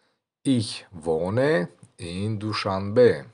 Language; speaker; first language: German; non-native, learner; Tajik